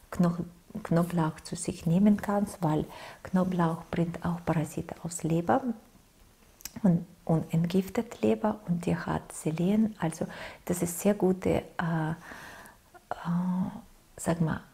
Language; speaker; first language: German; non-native, fluent; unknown